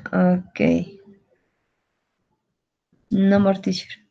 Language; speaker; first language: English; non-native, learner; Spanish